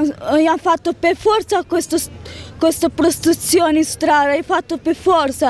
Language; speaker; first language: Italian; non-native, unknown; Romanian